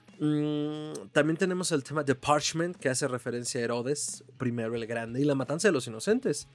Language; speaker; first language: Spanish; native; Spanish